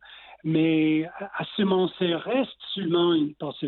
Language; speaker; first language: French; non-native, local second language; English